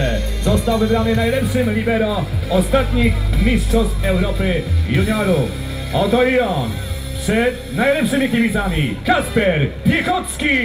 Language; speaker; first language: Polish; native; Polish